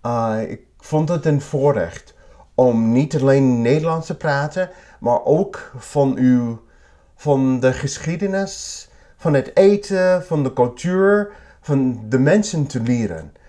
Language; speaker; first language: Dutch; non-native, learner; English